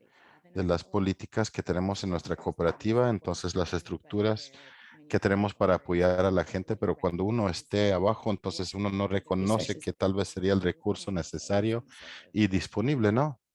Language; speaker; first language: Spanish; non-native, fluent; English